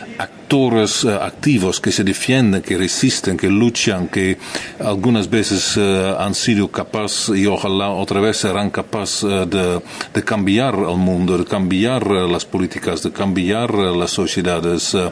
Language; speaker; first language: Spanish; non-native, fluent; Dutch